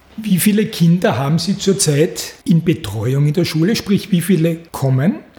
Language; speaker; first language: German; native; German